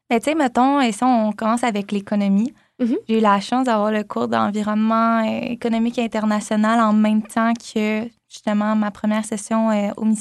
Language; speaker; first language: French; native; French